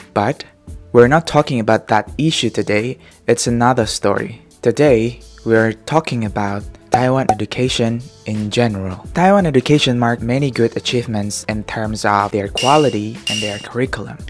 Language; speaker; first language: English; non-native, fluent; Indonesian